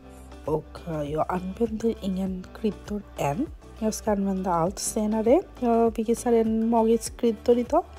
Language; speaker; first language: Swedish; non-native, learner; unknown